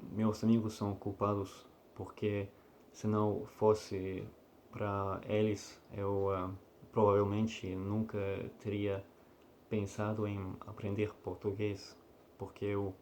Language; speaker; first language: Portuguese; non-native, learner; Russian